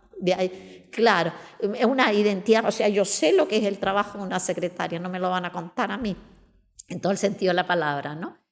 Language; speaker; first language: Spanish; native; Spanish